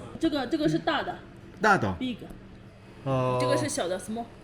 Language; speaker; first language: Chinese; non-native, learner; Korean